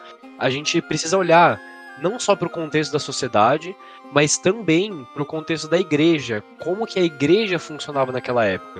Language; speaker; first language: Portuguese; native; Portuguese